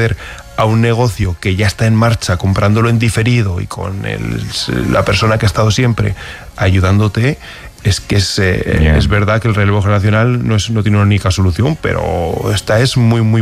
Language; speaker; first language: Spanish; native; Spanish